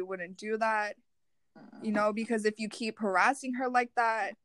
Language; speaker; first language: English; non-native, fluent; Korean